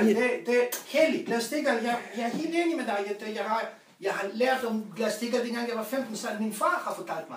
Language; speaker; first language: Danish; non-native, fluent; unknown